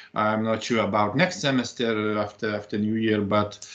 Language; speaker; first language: English; non-native, fluent; Lithuanian